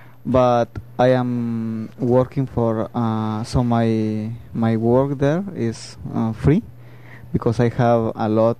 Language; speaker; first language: English; non-native, learner; Spanish